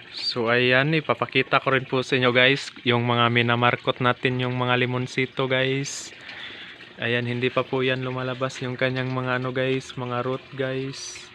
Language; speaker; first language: Filipino; non-native, local second language; Cebuano